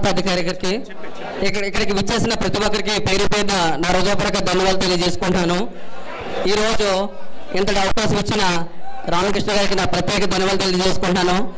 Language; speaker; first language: Telugu; native; Telugu